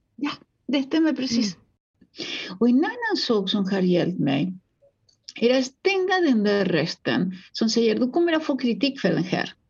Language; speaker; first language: Swedish; non-native, fluent; Spanish